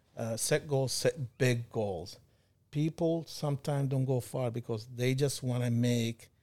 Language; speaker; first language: English; non-native, fluent; Arabic